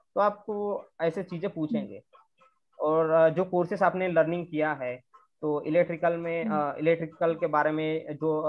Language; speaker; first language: Hindi; non-native, local second language; Marathi